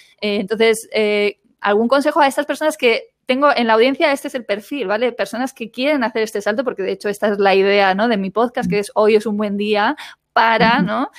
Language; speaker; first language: Spanish; native; Spanish